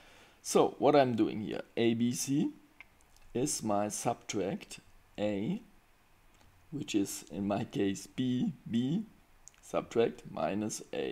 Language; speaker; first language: English; non-native, fluent; German